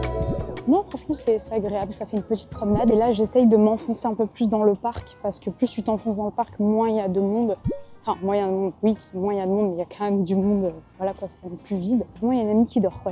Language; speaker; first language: French; native; French